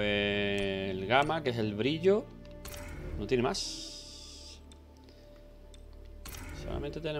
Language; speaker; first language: Spanish; native; Spanish